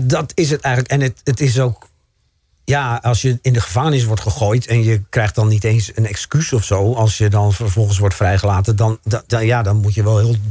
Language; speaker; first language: Dutch; native; Dutch